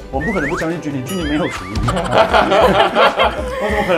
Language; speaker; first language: Chinese; native; Chinese